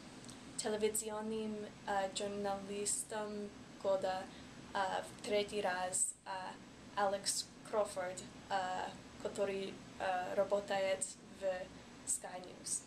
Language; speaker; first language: Russian; non-native, learner; English